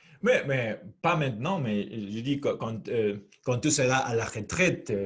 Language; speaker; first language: French; non-native, fluent; Spanish